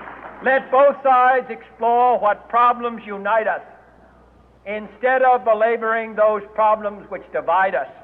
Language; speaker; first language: English; native; English